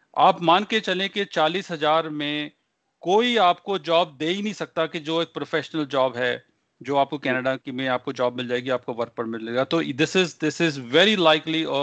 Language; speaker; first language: Hindi; non-native, local second language; Punjabi